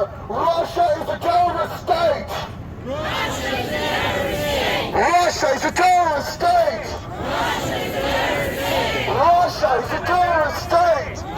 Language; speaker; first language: English; non-native, fluent; Ukrainian